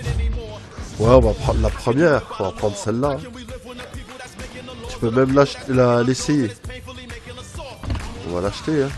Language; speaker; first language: French; native; French